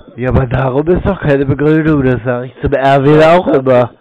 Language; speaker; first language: German; native; German